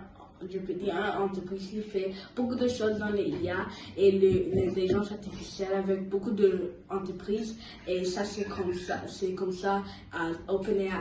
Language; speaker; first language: French; early bilingual, heritage; French